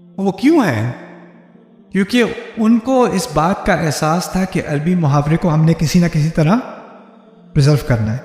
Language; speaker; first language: Urdu; early bilingual, heritage; Urdu